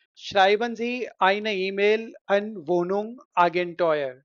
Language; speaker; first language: German; non-native, local second language; Hindi